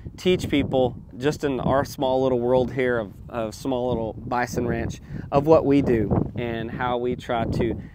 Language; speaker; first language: English; native; English